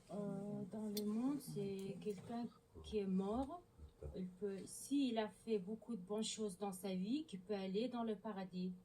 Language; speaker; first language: French; non-native, learner; Mongolian